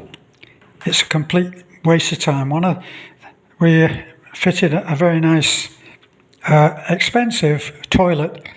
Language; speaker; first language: English; native; English